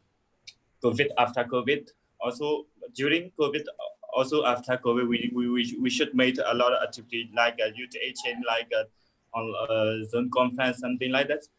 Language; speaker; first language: English; non-native, learner; Burmese